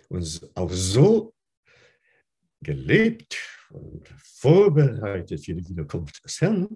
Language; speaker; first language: German; non-native, fluent; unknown